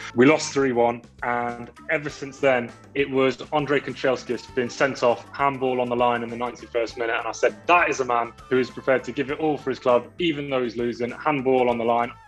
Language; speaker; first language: English; native; English